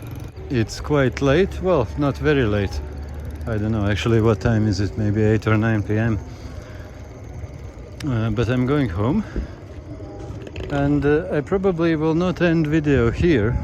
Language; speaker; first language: English; non-native, fluent; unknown